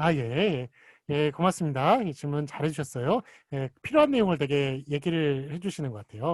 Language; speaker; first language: Korean; native; Korean